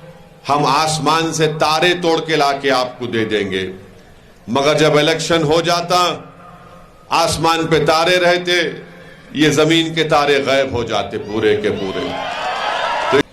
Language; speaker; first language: Urdu; native; Urdu